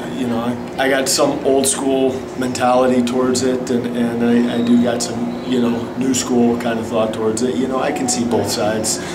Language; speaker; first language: English; native; English